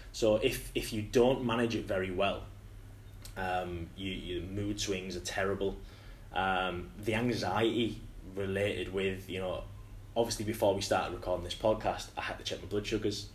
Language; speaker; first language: English; native; English